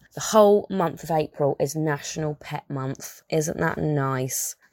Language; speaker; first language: English; native; English